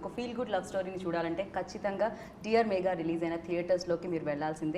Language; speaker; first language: Telugu; native; Telugu